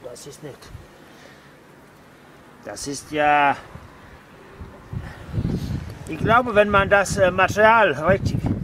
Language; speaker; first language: German; non-native, learner; Danish